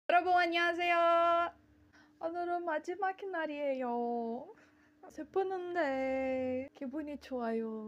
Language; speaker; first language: Korean; non-native, learner; Portuguese